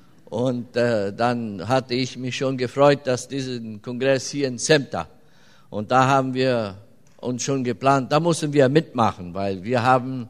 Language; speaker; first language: German; early bilingual, heritage; German